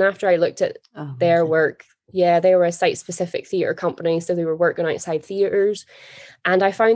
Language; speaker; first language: English; native; English